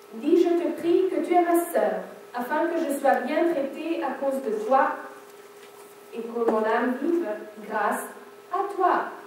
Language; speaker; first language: French; non-native, fluent; German